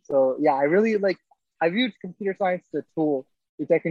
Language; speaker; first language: English; native; English